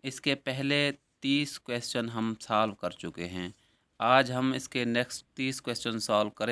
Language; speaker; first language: Urdu; native; Urdu